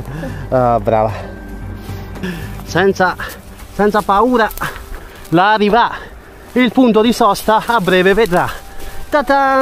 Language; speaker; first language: Italian; native; Italian